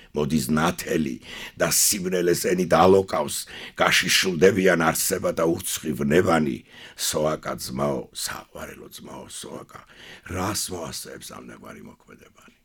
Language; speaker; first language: Georgian; non-native, local second language; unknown